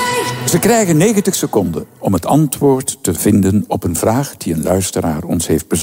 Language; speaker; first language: Dutch; native; Dutch